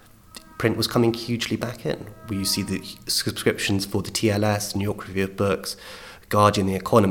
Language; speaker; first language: English; native; English